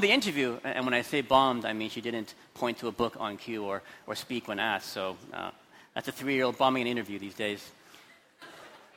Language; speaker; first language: English; native; English